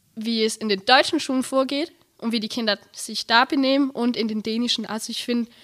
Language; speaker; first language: German; early bilingual, heritage; Danish